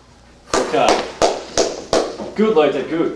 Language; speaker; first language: German; non-native, learner; English